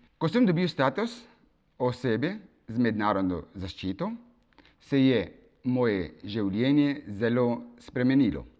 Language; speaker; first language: Slovenian; non-native, fluent; Kurdish